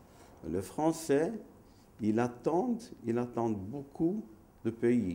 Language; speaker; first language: French; non-native, fluent; Maltese